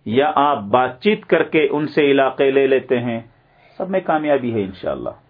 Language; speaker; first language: Urdu; native; Urdu